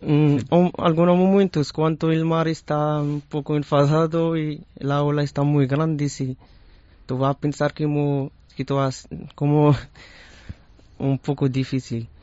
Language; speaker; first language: Spanish; non-native, learner; Arabic